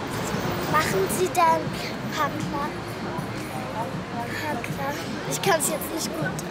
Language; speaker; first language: German; non-native, local second language; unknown